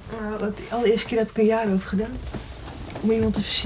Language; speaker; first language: Dutch; native; Dutch